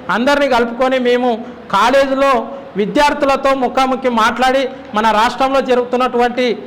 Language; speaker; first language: Telugu; native; Telugu